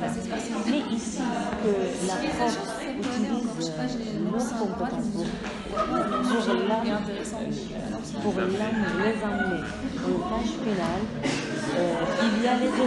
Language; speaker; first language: French; non-native, learner; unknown